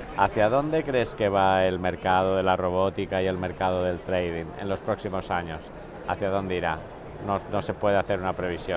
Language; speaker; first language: Spanish; native; Spanish